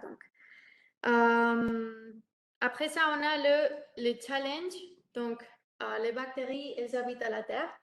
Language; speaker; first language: French; non-native, learner; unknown